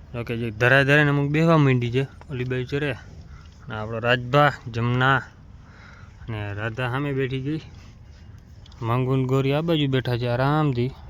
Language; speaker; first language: Gujarati; native; Gujarati